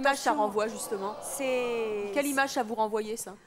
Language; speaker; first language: French; native; French